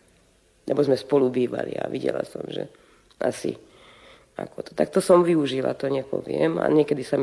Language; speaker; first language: Slovak; early bilingual, heritage; Slovak